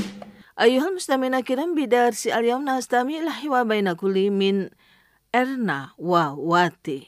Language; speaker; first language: Arabic; non-native, fluent; Indonesian